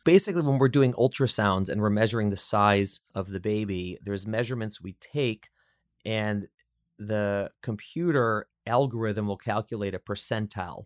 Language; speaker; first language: English; native; English